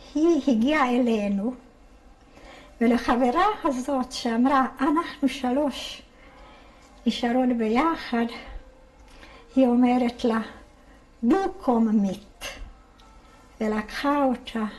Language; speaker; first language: Hebrew; non-native, fluent; Hungarian